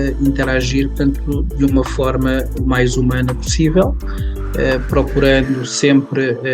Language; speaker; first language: Portuguese; early bilingual, other home language; Kabuverdianu